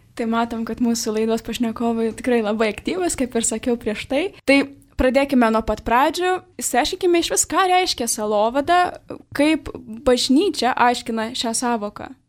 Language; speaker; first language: Lithuanian; native; Lithuanian